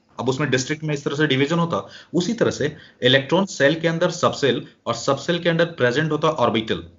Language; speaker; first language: Hindi; native; Hindi